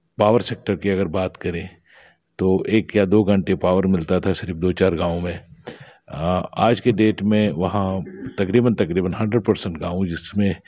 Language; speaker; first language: Hindi; non-native, local second language; Shina